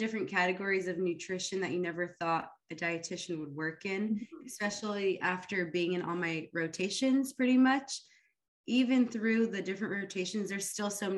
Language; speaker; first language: English; early bilingual, other home language; Arabic